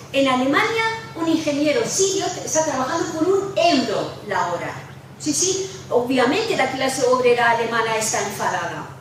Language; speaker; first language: Spanish; non-native, fluent; Persian